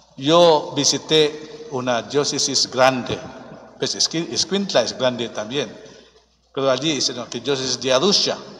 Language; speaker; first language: Spanish; non-native, fluent; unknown